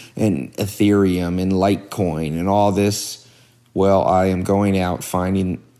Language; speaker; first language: English; native; English